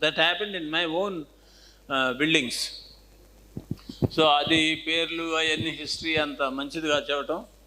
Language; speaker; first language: English; non-native, local second language; Telugu